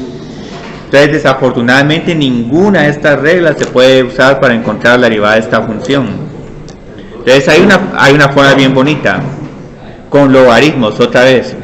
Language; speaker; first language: Spanish; native; Spanish